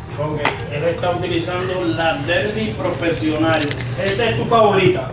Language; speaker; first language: Spanish; native; Spanish